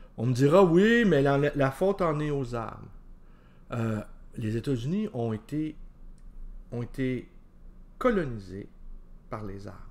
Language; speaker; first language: French; native; French